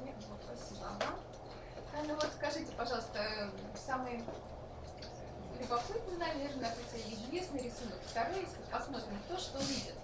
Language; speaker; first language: Russian; native; Russian